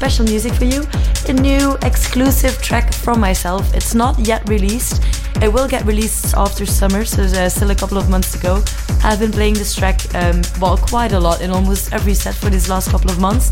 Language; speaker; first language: English; non-native, fluent; Dutch